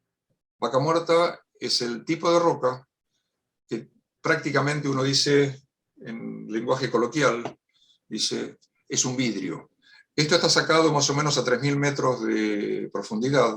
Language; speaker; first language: Spanish; native; Spanish